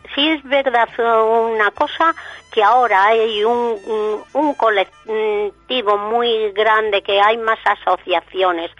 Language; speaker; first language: Spanish; native; Spanish